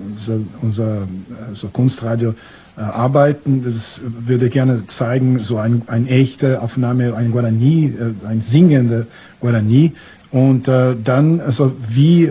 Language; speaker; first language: German; non-native, fluent; Portuguese